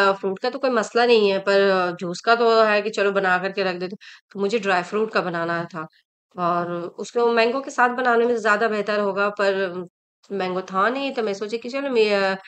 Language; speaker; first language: Hindi; native; Hindi